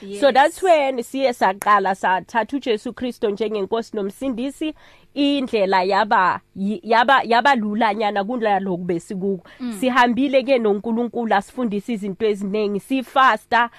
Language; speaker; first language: Zulu; native; Zulu